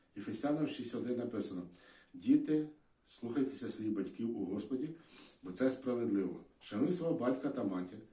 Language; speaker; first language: Ukrainian; native; Ukrainian